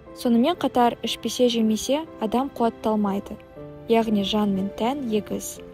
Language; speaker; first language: Kazakh; native; Kazakh